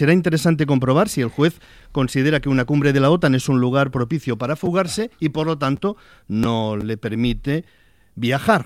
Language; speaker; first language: Spanish; native; Spanish